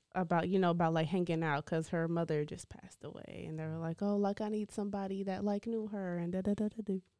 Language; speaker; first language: English; native; English